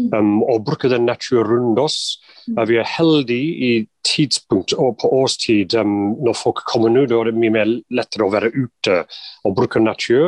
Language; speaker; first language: Norwegian; non-native, fluent; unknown